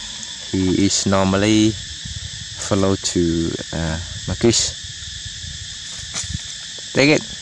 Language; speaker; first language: English; non-native, learner; Khmer